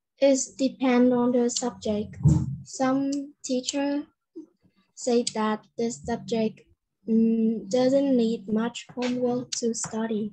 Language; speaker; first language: English; non-native, learner; Vietnamese